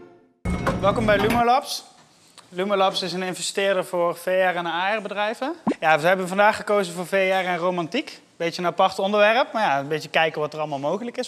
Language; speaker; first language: Dutch; native; Dutch